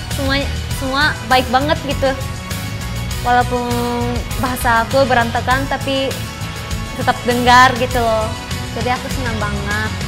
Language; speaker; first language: Indonesian; non-native, fluent; Japanese